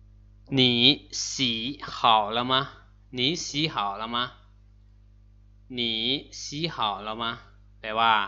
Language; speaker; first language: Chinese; non-native, fluent; Lao